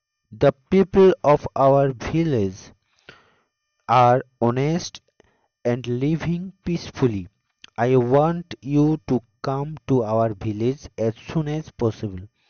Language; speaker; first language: English; non-native, local second language; Bangla